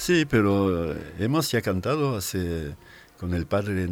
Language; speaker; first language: Spanish; non-native, fluent; French